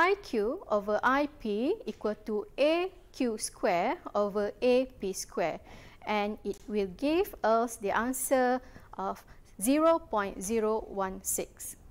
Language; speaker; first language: English; non-native, local second language; Malay